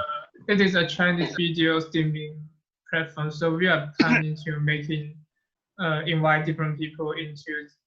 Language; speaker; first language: English; non-native, fluent; Chinese